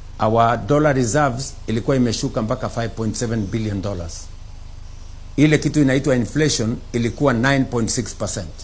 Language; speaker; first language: Swahili; non-native, local second language; Kalenjin